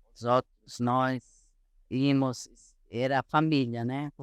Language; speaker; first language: Portuguese; non-native, fluent; Italian